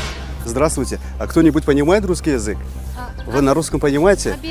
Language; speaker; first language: Russian; non-native, local second language; Tajik